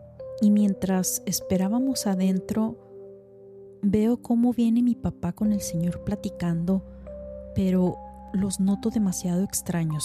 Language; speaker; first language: Spanish; native; Spanish